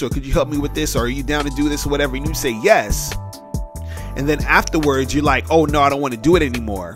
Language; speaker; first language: English; native; English